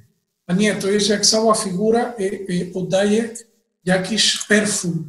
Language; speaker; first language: Polish; non-native, learner; Spanish